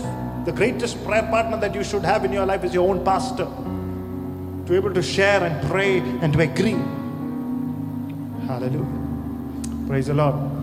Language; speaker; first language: English; non-native, local second language; Malayalam